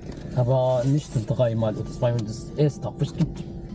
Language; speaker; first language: German; non-native, learner; Arabic